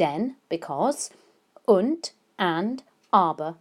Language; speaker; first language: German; non-native, fluent; English